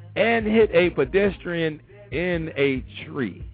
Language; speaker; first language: English; native; English